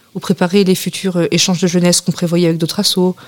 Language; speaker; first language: French; native; French